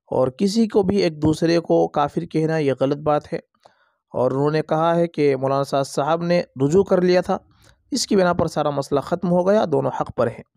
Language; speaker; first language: Urdu; native; Urdu